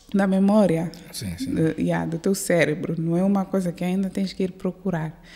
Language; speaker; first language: Portuguese; early bilingual, heritage; Portuguese